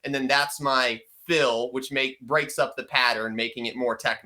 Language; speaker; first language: English; native; English